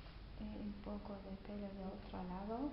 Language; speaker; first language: Spanish; non-native, learner; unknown